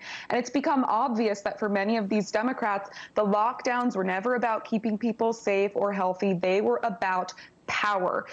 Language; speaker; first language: English; native; English